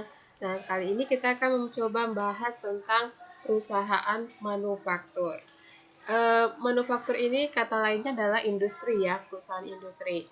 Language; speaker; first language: Indonesian; native; Indonesian